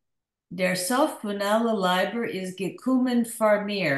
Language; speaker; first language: German; non-native, learner; English